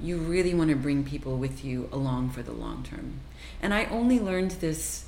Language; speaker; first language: English; native; English